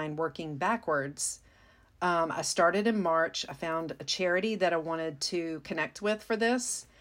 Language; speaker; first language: English; native; English